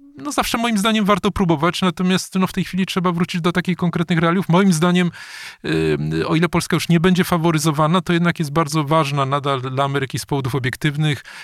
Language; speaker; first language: Polish; native; Polish